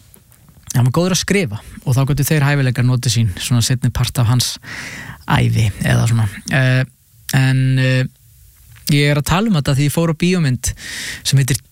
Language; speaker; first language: Icelandic; native; Icelandic